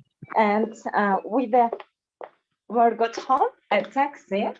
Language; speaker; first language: English; non-native, learner; Russian